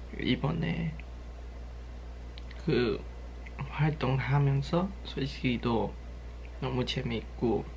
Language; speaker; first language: Korean; non-native, learner; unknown